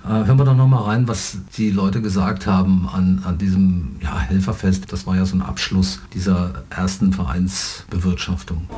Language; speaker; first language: German; native; German